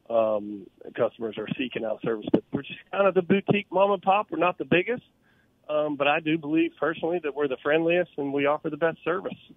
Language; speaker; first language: English; native; English